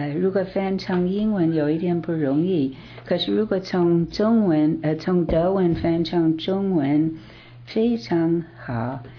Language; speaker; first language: Chinese; non-native, fluent; English